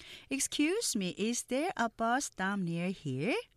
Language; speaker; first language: English; non-native, fluent; Korean